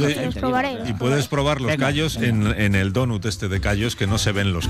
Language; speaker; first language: Spanish; native; Spanish